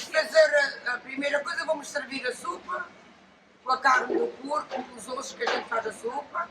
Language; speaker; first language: Portuguese; non-native, local second language; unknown